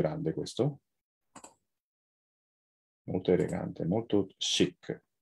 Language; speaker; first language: Italian; non-native, fluent; Japanese